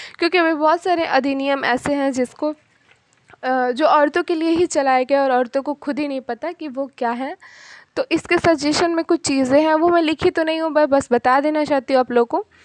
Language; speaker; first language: Hindi; native; Hindi